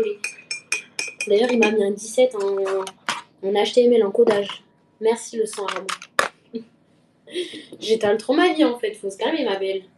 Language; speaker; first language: French; native; French